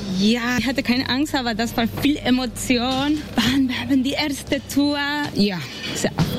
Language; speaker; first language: German; non-native, learner; Spanish